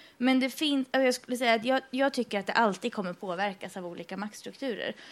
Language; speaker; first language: Swedish; early bilingual, other home language; Persian